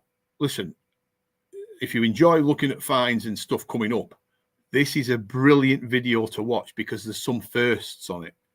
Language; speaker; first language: English; native; English